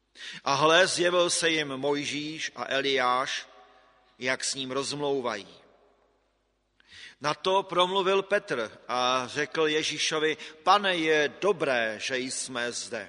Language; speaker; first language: Czech; native; Czech